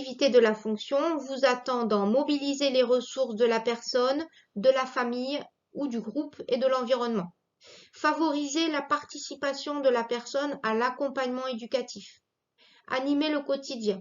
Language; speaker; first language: French; native; French